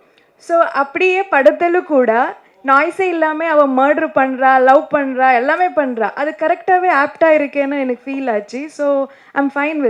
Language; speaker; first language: Tamil; non-native, learner; Kannada